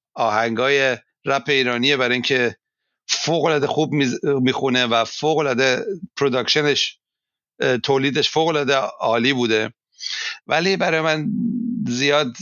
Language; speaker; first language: Persian; native; Persian